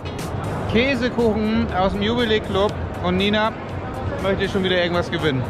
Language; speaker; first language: German; native; German